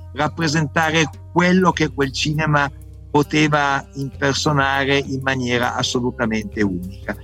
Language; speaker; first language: Italian; native; Italian